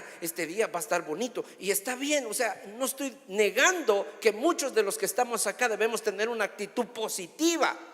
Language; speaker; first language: Spanish; native; Spanish